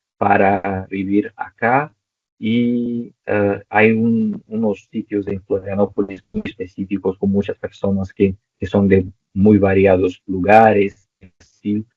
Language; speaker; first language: Spanish; non-native, local second language; Portuguese